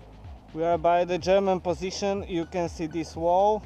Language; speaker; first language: English; non-native, learner; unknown